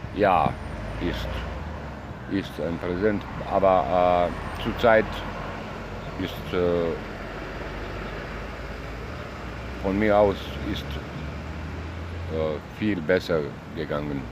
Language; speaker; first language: German; non-native, learner; Bosnian